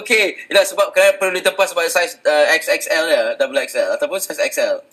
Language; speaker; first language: Malay; native; Malay